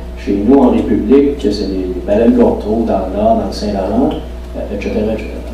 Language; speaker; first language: French; native; French